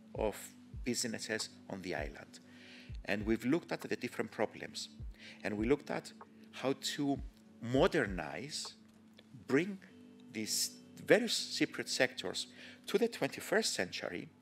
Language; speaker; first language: English; non-native, fluent; Greek